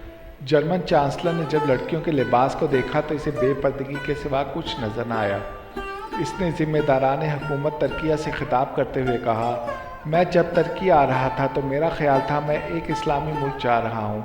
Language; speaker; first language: Urdu; native; Urdu